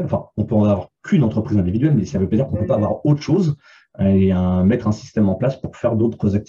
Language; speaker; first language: French; native; French